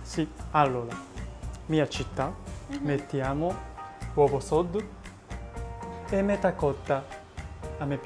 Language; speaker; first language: Italian; non-native, learner; Japanese